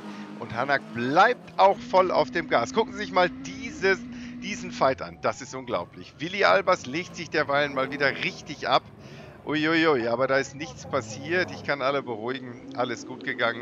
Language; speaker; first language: German; native; German